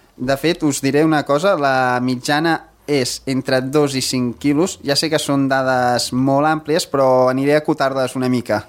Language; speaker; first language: Catalan; native; Catalan